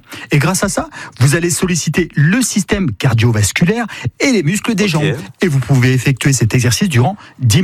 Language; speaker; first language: French; native; French